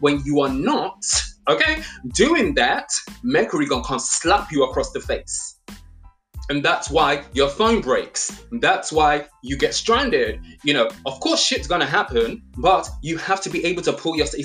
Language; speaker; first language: English; non-native, local second language; Yoruba